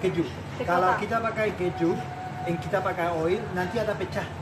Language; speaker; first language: Indonesian; non-native, learner; Spanish